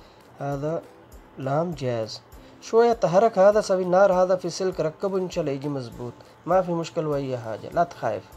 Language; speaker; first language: Arabic; non-native, learner; Urdu